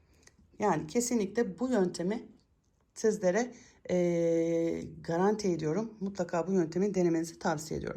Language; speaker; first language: Turkish; native; Turkish